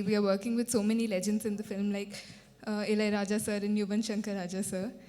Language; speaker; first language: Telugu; non-native, fluent; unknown